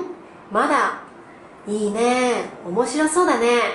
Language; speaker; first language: Japanese; non-native, learner; Korean